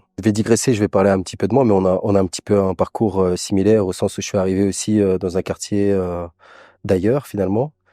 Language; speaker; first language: French; early bilingual, other home language; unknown